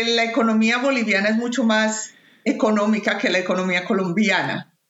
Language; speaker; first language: Spanish; native; Spanish